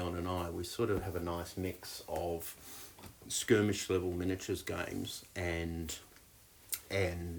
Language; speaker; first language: English; native; English